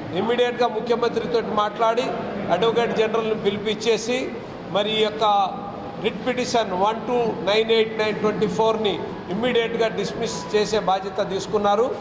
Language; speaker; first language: Telugu; non-native, local second language; Lambadi